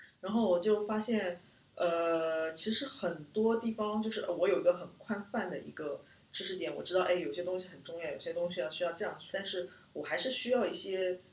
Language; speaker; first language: Chinese; native; Chinese